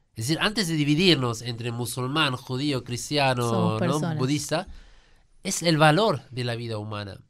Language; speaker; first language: Spanish; non-native, fluent; German